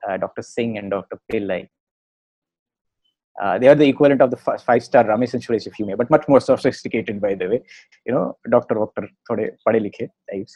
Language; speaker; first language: English; non-native, local second language; Hindi